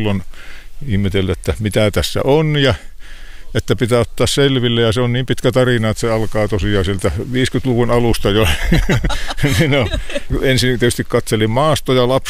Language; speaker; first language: Finnish; native; Finnish